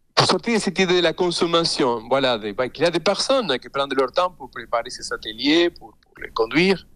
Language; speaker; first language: French; non-native, fluent; Spanish